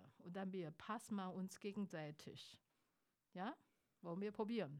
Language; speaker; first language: German; non-native, fluent; Chinese